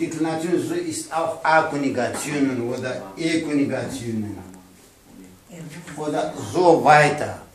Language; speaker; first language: German; non-native, fluent; Pashto